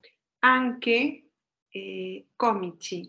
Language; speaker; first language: Italian; non-native, learner; Spanish